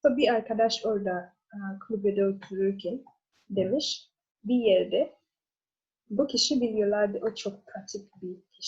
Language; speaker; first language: Turkish; non-native, learner; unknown